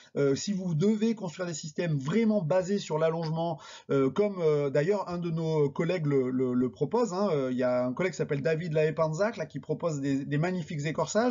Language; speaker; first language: French; native; French